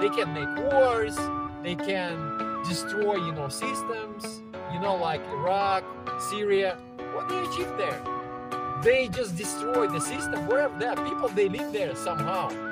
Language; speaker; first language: English; non-native, fluent; Russian